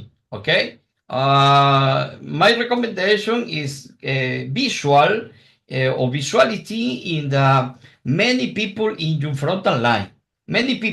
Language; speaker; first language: English; non-native, learner; Spanish